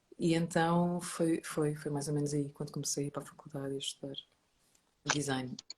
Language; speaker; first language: Portuguese; native; Portuguese